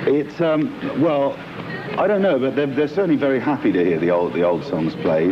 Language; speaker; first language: English; native; English